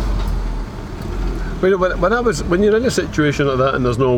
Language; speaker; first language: English; native; English